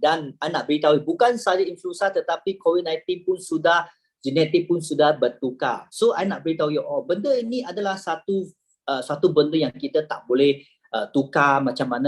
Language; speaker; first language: Malay; native; Malay